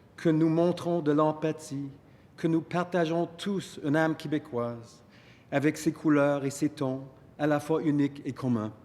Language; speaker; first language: French; non-native, local second language; English